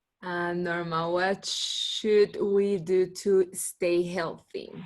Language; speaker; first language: English; non-native, learner; Spanish